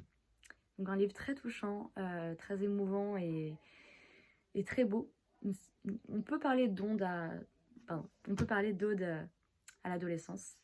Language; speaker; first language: French; native; French